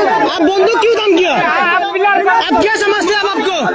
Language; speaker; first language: Hindi; non-native, learner; Bangla